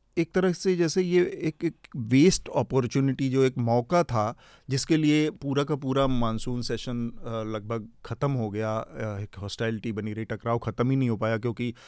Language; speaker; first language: Hindi; native; Hindi